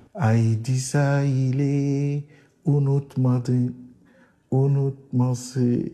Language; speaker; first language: Turkish; non-native, learner; Arabic